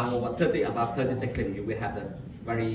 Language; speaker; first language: English; non-native, learner; Vietnamese